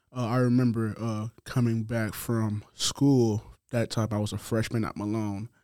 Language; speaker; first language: English; non-native, fluent; Haitian Creole